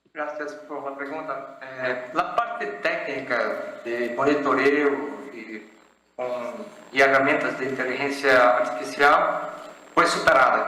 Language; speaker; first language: Spanish; non-native, fluent; Portuguese